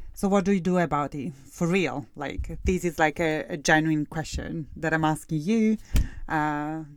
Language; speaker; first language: English; non-native, fluent; Italian